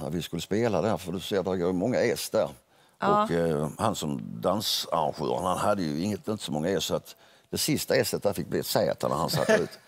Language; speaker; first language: Swedish; native; Swedish